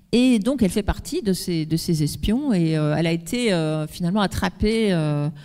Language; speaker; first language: French; native; French